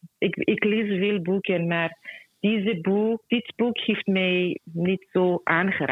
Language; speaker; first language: Dutch; non-native, fluent; Persian